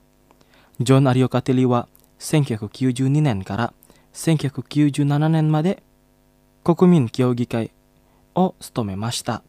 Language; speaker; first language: Japanese; non-native, fluent; Indonesian